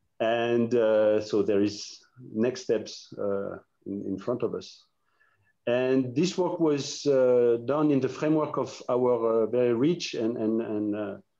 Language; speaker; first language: English; non-native, fluent; French